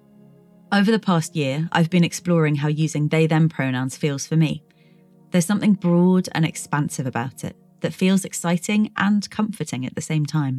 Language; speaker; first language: English; native; English